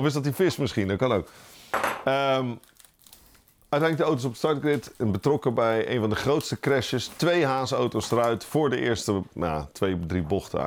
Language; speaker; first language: Dutch; native; Dutch